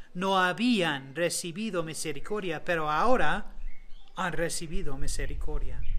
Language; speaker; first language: Spanish; non-native, fluent; English